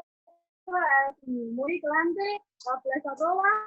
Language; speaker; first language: Spanish; non-native, learner; Chinese